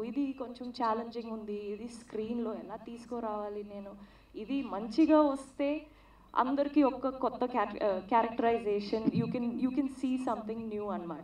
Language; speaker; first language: Telugu; non-native, learner; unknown